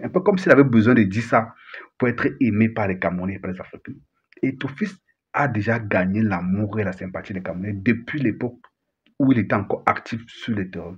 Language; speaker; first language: French; native; French